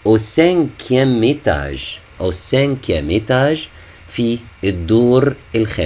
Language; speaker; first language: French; non-native, fluent; Arabic